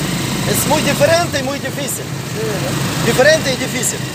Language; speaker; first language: Spanish; non-native, learner; Russian